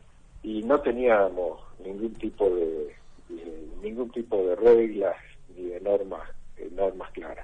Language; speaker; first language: Spanish; native; Spanish